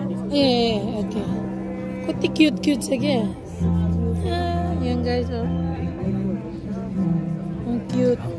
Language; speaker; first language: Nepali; non-native, fluent; Filipino